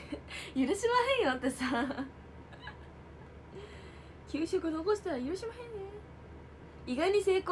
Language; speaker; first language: Japanese; native; Japanese